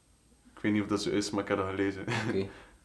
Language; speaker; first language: Dutch; native; Dutch